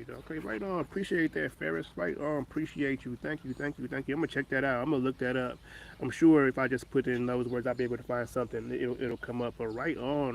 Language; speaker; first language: English; native; English